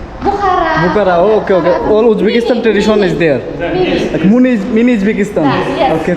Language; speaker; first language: English; non-native, learner; Bangla